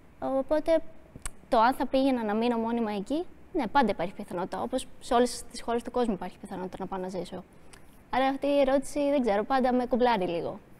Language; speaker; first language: Greek; early bilingual, other home language; Albanian